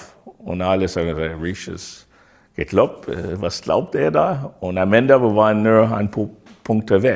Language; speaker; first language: German; non-native, fluent; English